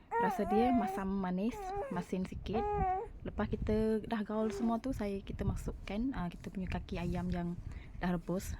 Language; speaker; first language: Malay; native; Malay